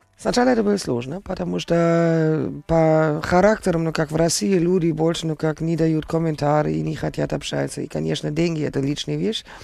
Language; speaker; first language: Russian; non-native, learner; German